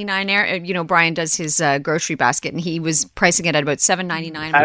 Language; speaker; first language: English; native; English